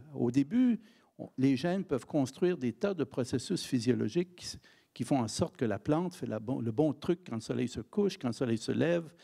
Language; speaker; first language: French; native; French